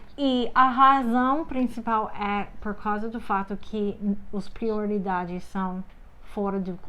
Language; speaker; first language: Portuguese; non-native, fluent; English